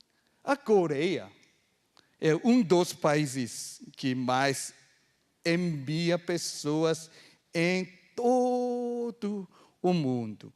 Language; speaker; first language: Portuguese; non-native, fluent; Korean